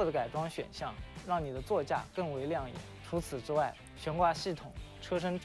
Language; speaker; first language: Chinese; native; Chinese